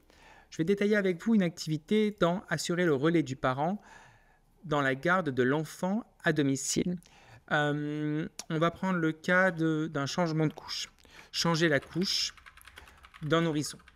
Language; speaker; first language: French; native; French